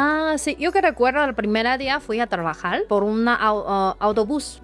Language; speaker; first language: Spanish; non-native, learner; Chinese